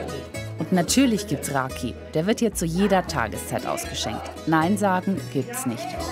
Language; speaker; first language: German; native; German